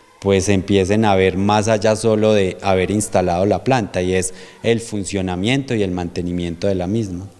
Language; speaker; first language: Spanish; native; Spanish